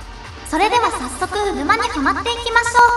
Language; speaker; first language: Japanese; native; Japanese